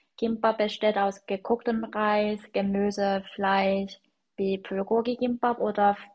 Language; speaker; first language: German; non-native, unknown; Korean